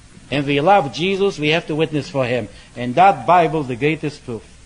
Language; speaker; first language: English; non-native, fluent; Polish